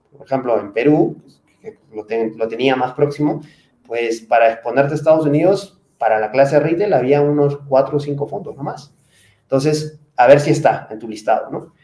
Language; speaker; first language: Spanish; native; Spanish